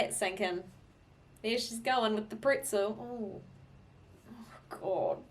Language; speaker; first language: English; native; English